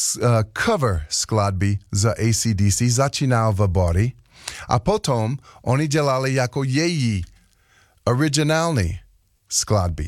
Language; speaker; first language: Czech; non-native, learner; English